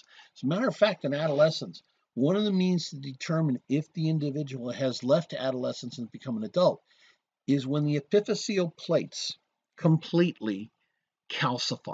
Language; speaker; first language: English; native; English